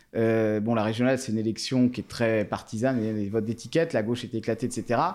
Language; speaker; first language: French; native; French